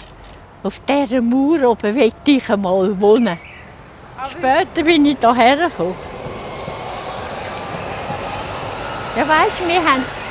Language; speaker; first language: German; native; German